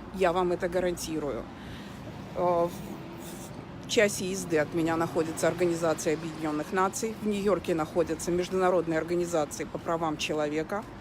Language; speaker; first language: Russian; non-native, local second language; Ingush